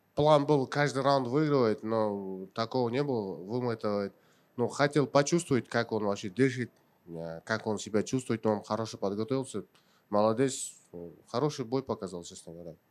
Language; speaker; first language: Russian; non-native, local second language; Kazakh